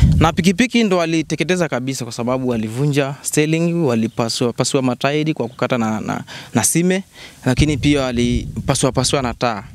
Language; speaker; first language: Swahili; non-native, local second language; Masai